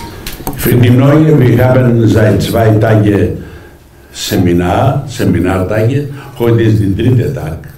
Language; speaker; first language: German; non-native, fluent; Greek